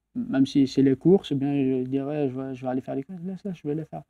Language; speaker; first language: French; non-native, local second language; Kabyle